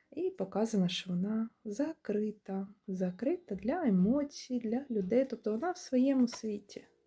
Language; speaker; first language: Ukrainian; non-native, local second language; Russian